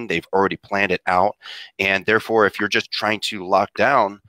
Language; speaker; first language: English; native; English